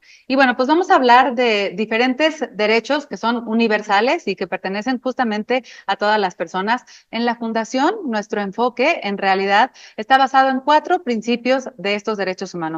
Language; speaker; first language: Spanish; native; Spanish